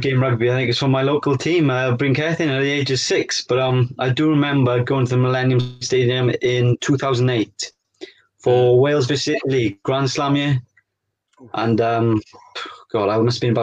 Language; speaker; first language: English; native; English